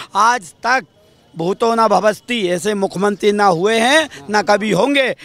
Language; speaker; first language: Hindi; native; Hindi